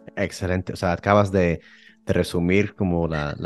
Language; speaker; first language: Spanish; early bilingual, heritage; Spanish